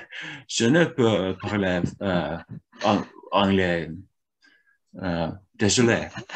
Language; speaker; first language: French; non-native, learner; Finnish